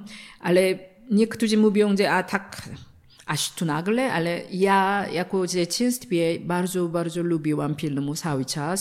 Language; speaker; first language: Polish; non-native, learner; Korean